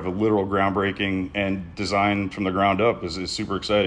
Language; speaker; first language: English; native; English